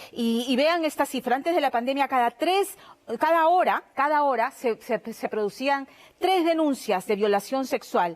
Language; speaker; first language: Spanish; native; Spanish